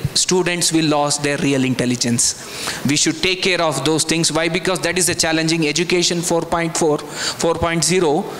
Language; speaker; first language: English; non-native, local second language; Kannada